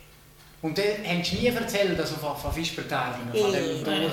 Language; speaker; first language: German; native; German